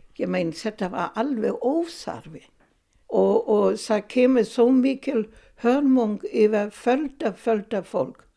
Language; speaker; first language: Icelandic; non-native, fluent; German